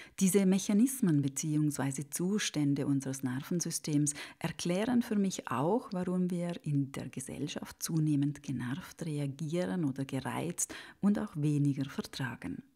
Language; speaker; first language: German; native; German